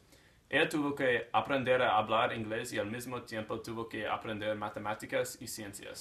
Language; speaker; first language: Spanish; non-native, learner; English